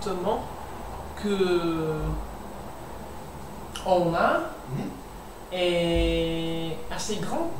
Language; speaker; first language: French; non-native, learner; English